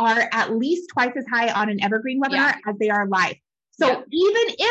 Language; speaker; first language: English; native; English